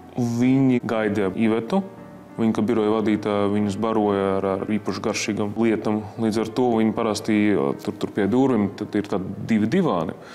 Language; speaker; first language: Latvian; non-native, local second language; Russian